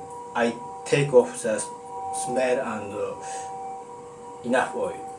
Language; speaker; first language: English; non-native, learner; Japanese